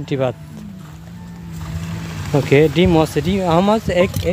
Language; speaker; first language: English; non-native, learner; Bangla